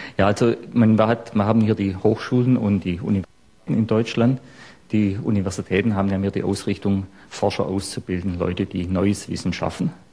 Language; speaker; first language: German; native; German